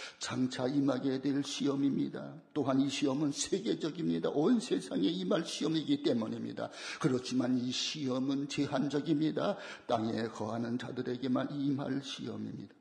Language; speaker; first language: Korean; native; Korean